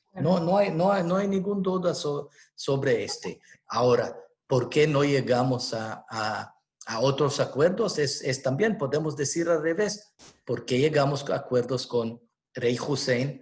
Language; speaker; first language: Spanish; non-native, fluent; Hebrew